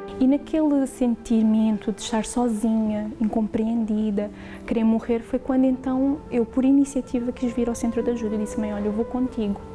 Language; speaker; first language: Portuguese; native; Portuguese